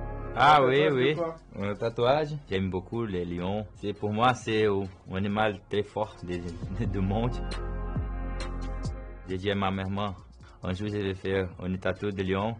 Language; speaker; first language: French; non-native, learner; Portuguese